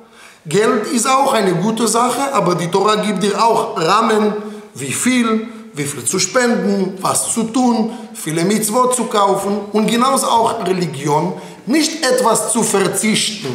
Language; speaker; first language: German; non-native, fluent; Hebrew